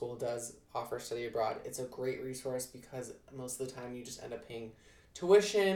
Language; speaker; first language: English; native; English